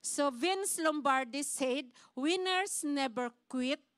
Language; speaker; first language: English; non-native, local second language; Filipino